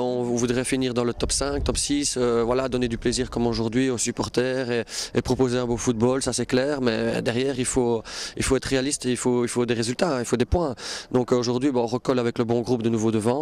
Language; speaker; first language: French; native; French